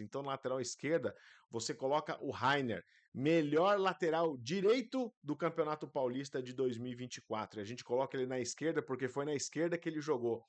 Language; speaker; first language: Portuguese; native; Portuguese